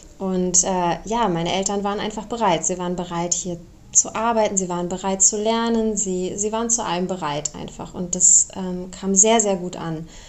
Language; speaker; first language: German; early bilingual, other home language; Romanian